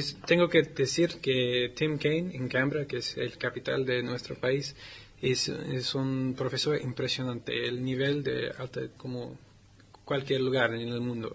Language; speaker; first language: Spanish; non-native, learner; English